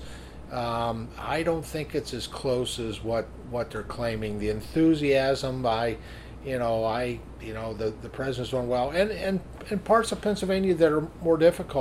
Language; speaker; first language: English; native; English